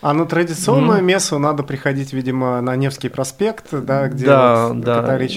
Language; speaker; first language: Russian; native; Russian